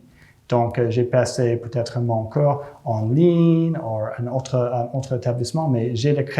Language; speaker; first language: French; non-native, learner; English